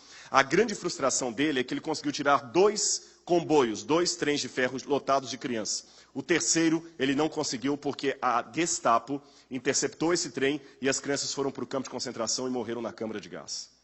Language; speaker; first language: Portuguese; native; Portuguese